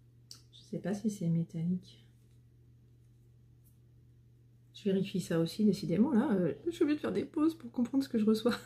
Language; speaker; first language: French; native; French